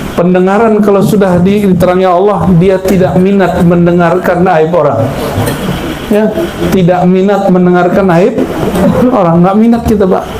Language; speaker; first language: Indonesian; non-native, local second language; Minangkabau